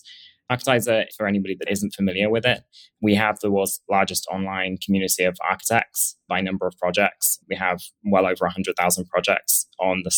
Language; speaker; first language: English; native; English